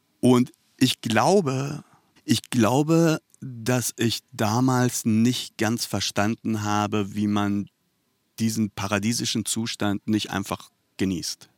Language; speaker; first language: German; early bilingual, other home language; Persian